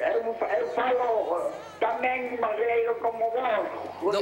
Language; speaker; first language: Portuguese; non-native, learner; Spanish